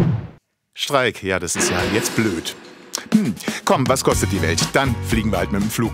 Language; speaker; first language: German; native; German